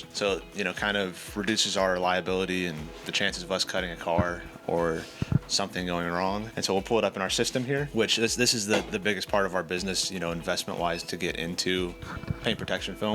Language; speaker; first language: English; native; English